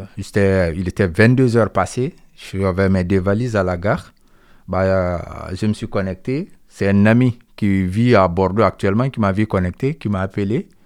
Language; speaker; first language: French; non-native, local second language; Mandingo